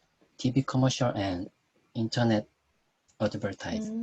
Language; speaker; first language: English; non-native, learner; Korean